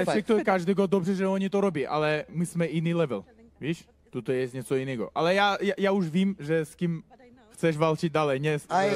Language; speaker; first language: Polish; non-native, learner; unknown